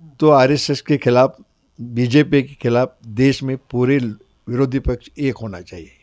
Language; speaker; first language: Hindi; non-native, local second language; Marathi